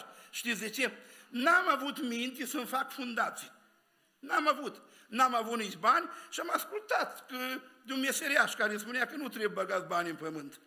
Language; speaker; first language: Romanian; native; Romanian